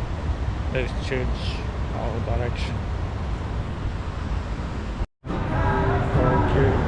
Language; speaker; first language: English; non-native, learner; Turkish